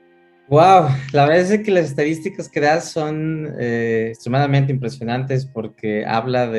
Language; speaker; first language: Spanish; native; Spanish